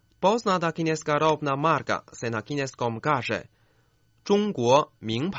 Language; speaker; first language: Croatian; non-native, fluent; Chinese